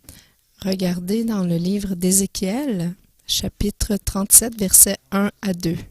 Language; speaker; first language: French; non-native, fluent; English